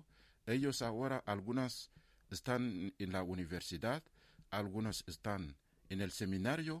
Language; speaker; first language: Spanish; non-native, fluent; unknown